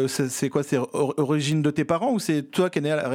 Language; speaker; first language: French; native; French